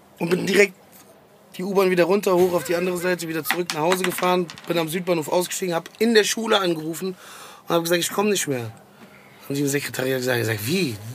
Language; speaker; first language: German; early bilingual, other home language; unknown